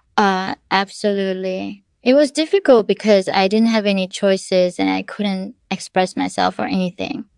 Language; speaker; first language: English; non-native, fluent; Korean